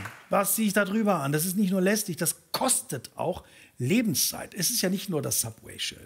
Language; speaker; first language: German; native; German